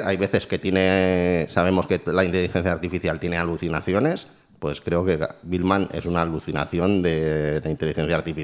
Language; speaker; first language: Spanish; native; Spanish